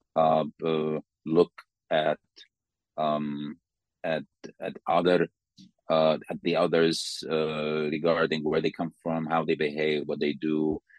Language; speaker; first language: English; non-native, fluent; Arabic